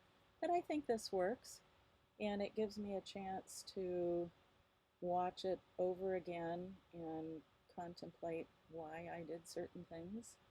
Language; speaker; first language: English; native; English